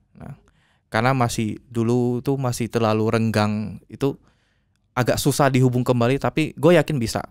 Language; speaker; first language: Indonesian; native; Indonesian